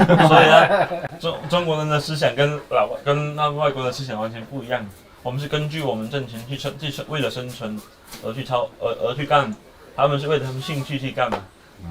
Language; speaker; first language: Chinese; native; Chinese